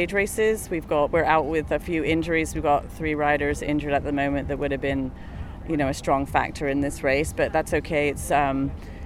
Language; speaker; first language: English; native; English